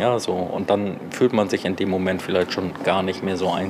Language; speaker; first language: German; native; German